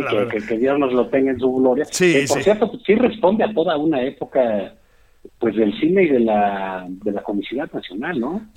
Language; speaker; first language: Spanish; native; Spanish